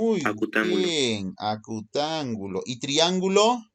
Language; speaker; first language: Spanish; native; Spanish